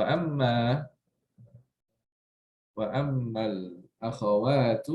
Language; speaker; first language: Arabic; non-native, fluent; English